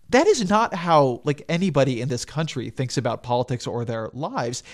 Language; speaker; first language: English; native; English